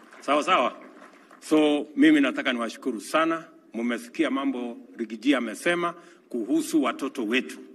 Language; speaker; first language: Swahili; non-native, local second language; Kalenjin